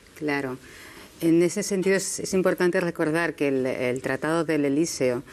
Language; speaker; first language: Spanish; native; Spanish